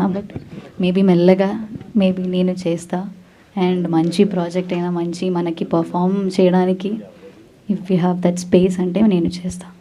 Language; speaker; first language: Telugu; non-native, learner; Malayalam